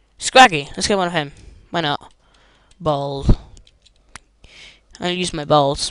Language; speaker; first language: English; native; English